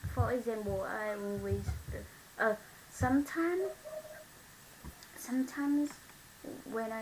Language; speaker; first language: English; non-native, learner; Vietnamese